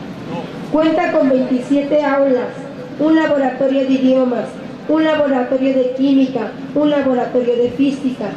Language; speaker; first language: Spanish; native; Spanish